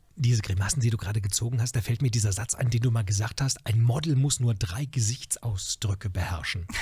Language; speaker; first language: German; native; German